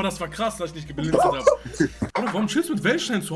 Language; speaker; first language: German; early bilingual, other home language; Turkish